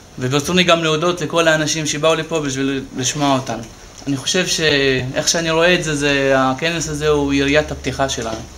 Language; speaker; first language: Hebrew; non-native, local second language; Arabic